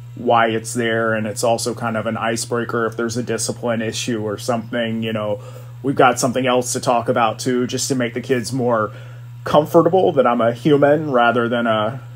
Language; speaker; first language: English; native; English